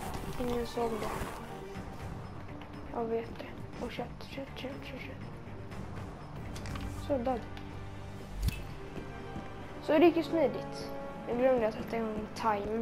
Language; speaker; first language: Swedish; native; Swedish